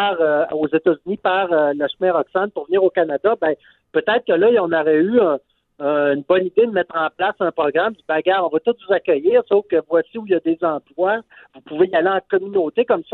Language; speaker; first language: French; native; French